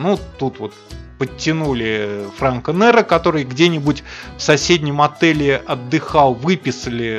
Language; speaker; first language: Russian; native; Russian